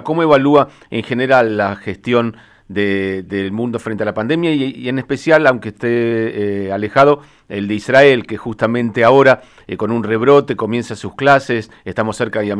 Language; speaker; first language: Spanish; native; Spanish